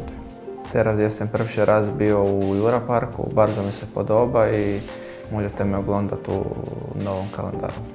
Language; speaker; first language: Polish; non-native, learner; Croatian